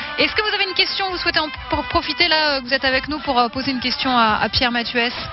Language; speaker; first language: French; native; French